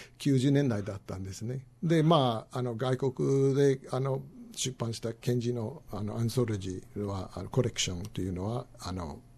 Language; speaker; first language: Japanese; non-native, fluent; English